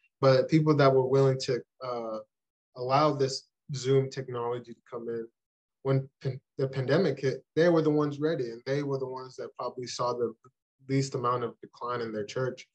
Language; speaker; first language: English; early bilingual, other home language; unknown